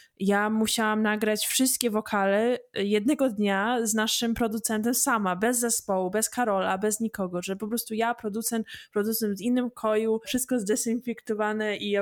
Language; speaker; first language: Polish; early bilingual, heritage; English